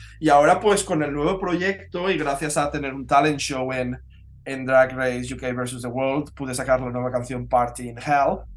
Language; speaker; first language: Spanish; non-native, local second language; Catalan